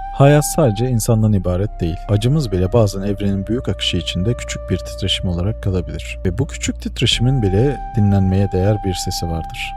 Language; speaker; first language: Turkish; native; Turkish